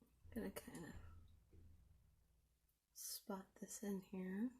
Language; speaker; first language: English; native; English